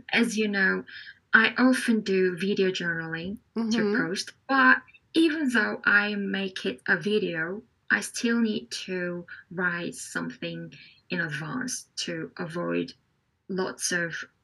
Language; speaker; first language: English; non-native, fluent; Korean